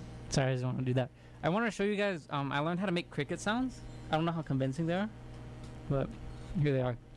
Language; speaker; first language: English; early bilingual, other home language; Spanish